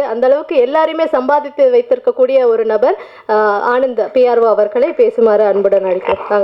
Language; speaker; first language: Tamil; native; Tamil